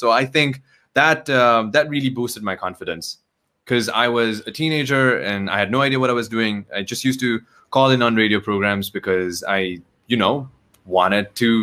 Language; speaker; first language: English; non-native, local second language; Nepali